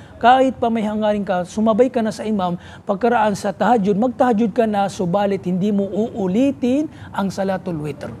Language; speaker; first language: Filipino; non-native, local second language; Maranao